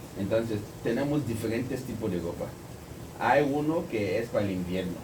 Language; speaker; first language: Spanish; non-native, fluent; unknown